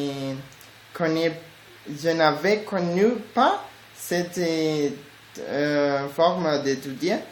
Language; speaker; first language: French; non-native, learner; Spanish